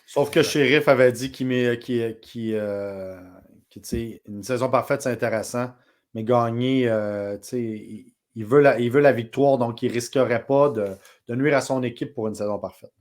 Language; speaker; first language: French; native; French